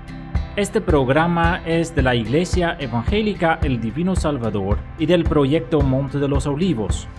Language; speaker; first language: Spanish; native; Spanish